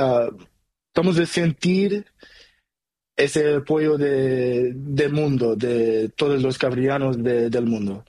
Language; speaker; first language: Spanish; non-native, learner; Portuguese